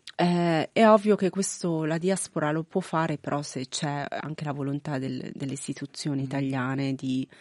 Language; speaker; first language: Italian; native; Italian